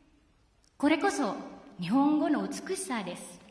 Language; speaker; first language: Japanese; non-native, fluent; Indonesian